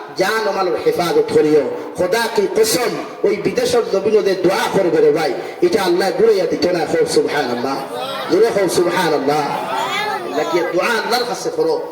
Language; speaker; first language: Bangla; native; Bangla